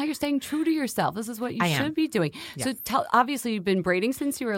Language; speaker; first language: English; native; English